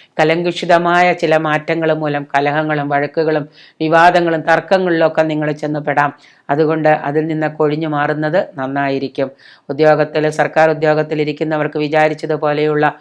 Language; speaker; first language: Malayalam; native; Malayalam